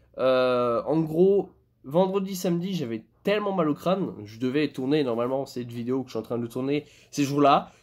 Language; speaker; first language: French; native; French